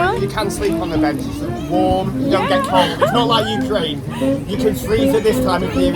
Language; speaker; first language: English; non-native, fluent; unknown